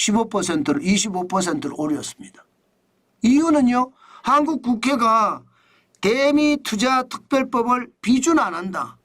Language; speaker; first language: Korean; native; Korean